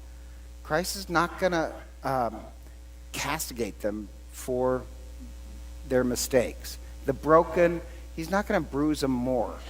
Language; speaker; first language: English; native; English